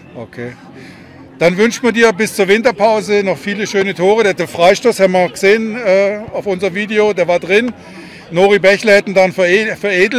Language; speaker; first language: German; native; German